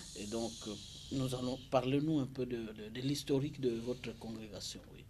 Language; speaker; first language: French; non-native, local second language; Kongo